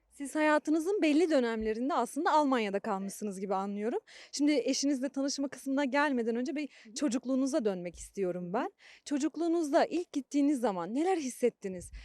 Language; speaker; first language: Turkish; native; Turkish